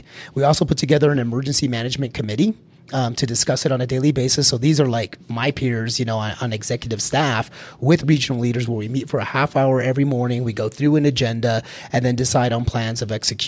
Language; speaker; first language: English; early bilingual, other home language; Spanish